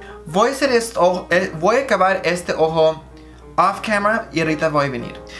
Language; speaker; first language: Spanish; early bilingual, heritage; Spanish